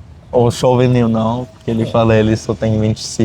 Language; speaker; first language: Portuguese; non-native, fluent; German